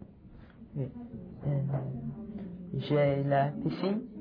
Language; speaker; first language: French; non-native, learner; English